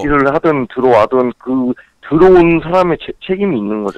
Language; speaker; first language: Korean; native; Korean